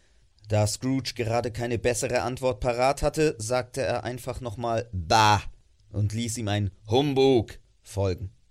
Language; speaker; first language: German; native; German